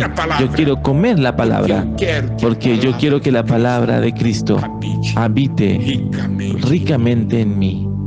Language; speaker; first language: Spanish; non-native, fluent; Portuguese